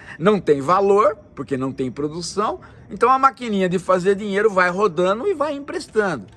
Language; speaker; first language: Portuguese; native; Portuguese